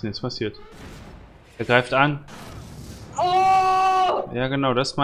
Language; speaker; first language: German; native; German